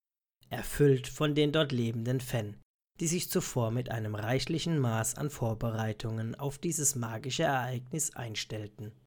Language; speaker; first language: German; native; German